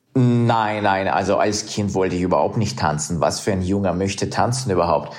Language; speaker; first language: German; non-native, fluent; Russian